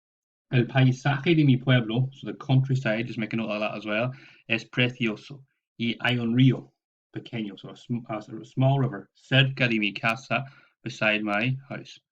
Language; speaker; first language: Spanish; non-native, fluent; English